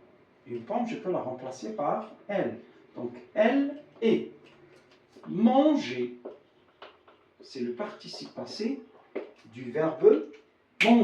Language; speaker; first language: French; non-native, local second language; Arabic